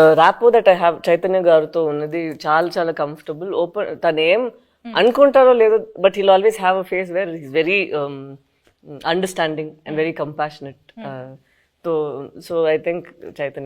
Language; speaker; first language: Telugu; non-native, fluent; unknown